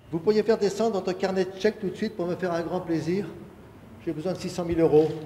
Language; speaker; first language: French; native; French